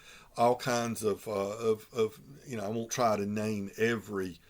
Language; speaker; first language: English; native; English